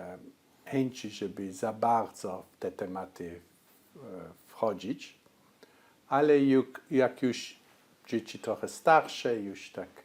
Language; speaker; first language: Polish; early bilingual, heritage; Polish